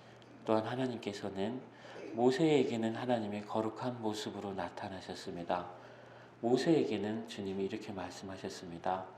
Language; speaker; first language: Korean; native; Korean